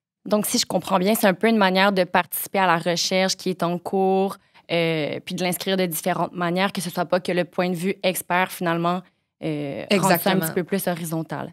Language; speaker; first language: French; native; French